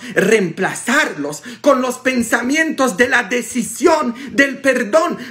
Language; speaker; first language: Spanish; non-native, fluent; Polish